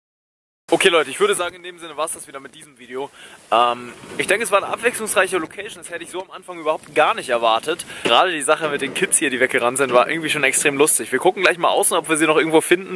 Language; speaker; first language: German; native; German